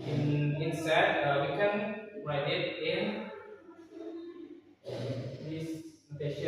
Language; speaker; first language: English; non-native, learner; Indonesian